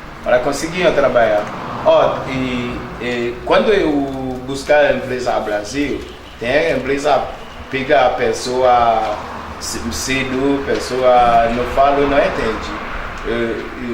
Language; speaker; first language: Portuguese; non-native, learner; Haitian Creole